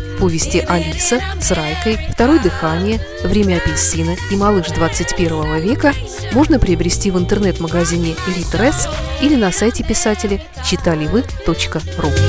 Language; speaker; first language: Russian; native; Russian